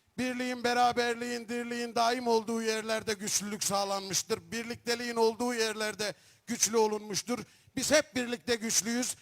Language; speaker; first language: Turkish; native; Turkish